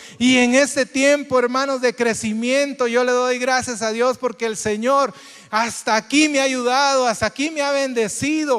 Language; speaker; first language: Spanish; native; Spanish